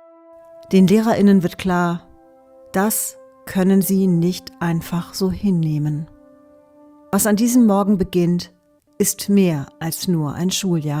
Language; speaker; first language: German; native; German